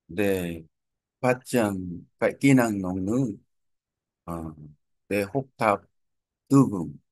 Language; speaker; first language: Vietnamese; non-native, learner; Korean